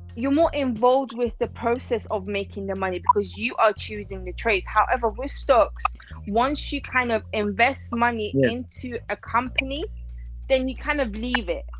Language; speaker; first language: English; non-native, fluent; Persian